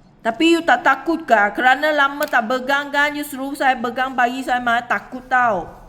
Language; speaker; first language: Malay; non-native, local second language; Chinese